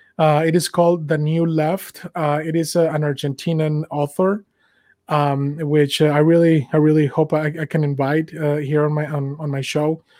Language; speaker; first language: English; non-native, fluent; Spanish